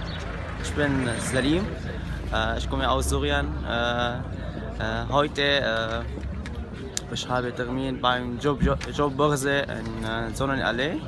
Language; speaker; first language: German; non-native, learner; Arabic